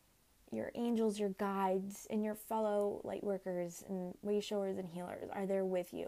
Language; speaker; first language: English; native; English